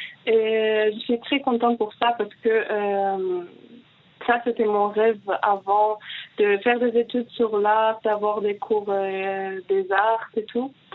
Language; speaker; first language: French; non-native, fluent; Persian